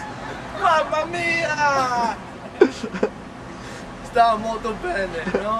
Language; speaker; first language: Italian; non-native, learner; English